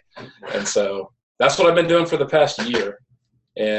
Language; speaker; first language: English; native; English